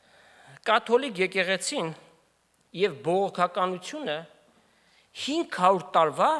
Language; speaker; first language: Armenian; native; Armenian